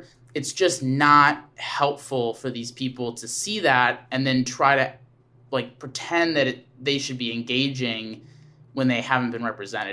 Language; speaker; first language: English; native; English